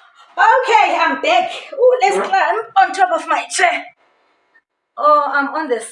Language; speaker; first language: English; non-native, local second language; Xhosa